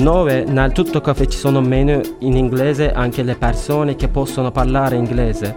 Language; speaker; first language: Italian; non-native, learner; Turkish